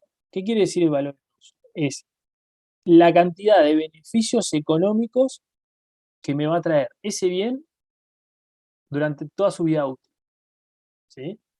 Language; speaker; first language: Spanish; native; Spanish